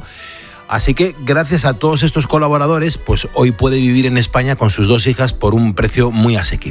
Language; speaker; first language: Spanish; native; Spanish